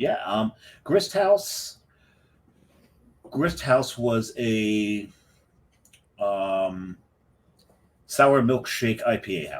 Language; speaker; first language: English; native; English